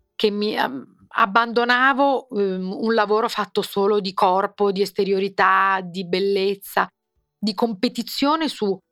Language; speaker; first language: Italian; native; Italian